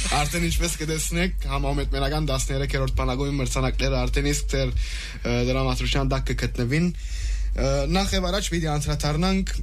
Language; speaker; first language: Armenian; native; Armenian